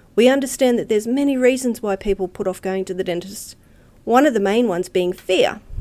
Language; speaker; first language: English; native; English